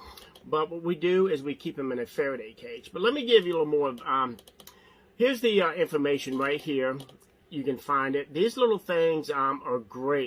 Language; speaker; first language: English; native; English